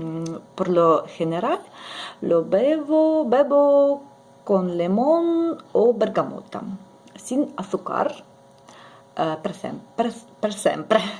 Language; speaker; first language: Spanish; non-native, learner; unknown